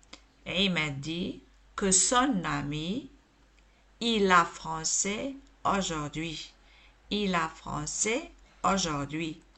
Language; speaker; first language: French; non-native, local second language; Arabic